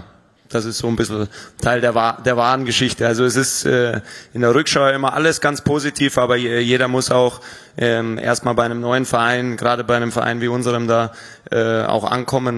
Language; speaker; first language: German; native; German